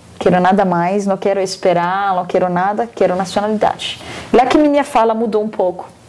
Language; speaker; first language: Portuguese; non-native, fluent; Arabic